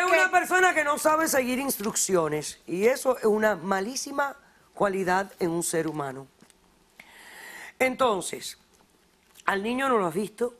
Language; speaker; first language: Spanish; native; Spanish